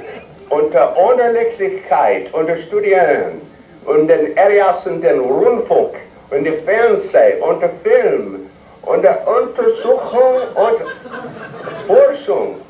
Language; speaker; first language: German; non-native, learner; English